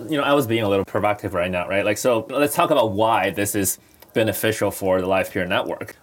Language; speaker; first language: English; non-native, fluent; Chinese